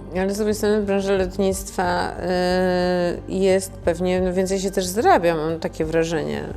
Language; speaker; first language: Polish; native; Polish